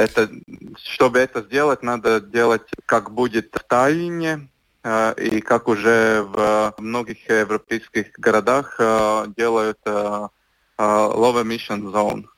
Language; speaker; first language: Russian; non-native, local second language; Latvian